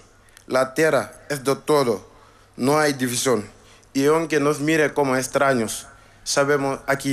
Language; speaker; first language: Spanish; non-native, learner; Wolof